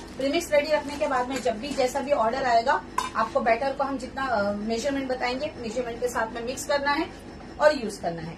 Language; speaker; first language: Hindi; native; Hindi